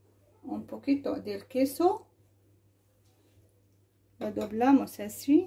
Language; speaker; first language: Spanish; non-native, fluent; Arabic